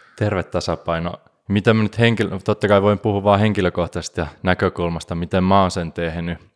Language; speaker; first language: Finnish; native; Finnish